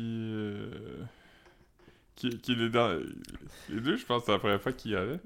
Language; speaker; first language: French; native; French